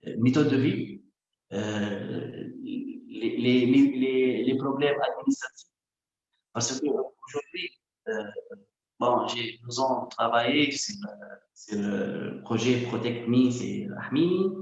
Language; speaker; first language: French; non-native, local second language; Arabic